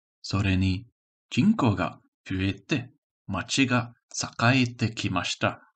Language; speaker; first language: Japanese; non-native, learner; English